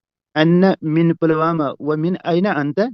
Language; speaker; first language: Arabic; non-native, learner; Kashmiri